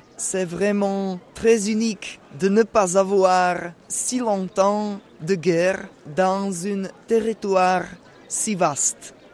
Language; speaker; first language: French; non-native, fluent; Czech